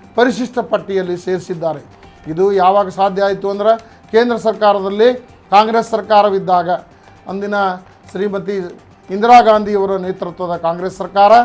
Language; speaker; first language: Kannada; non-native, local second language; Lambadi